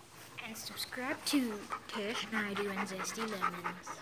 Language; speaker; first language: English; native; English